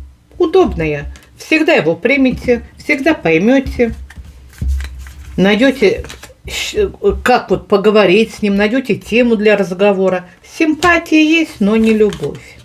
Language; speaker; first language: Russian; native; Russian